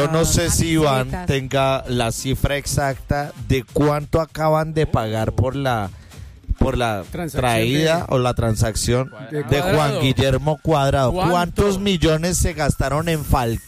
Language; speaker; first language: Spanish; native; Spanish